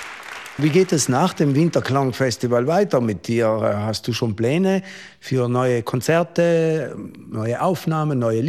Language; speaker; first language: German; native; German